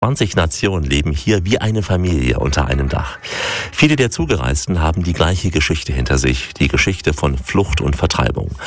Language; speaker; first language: German; native; German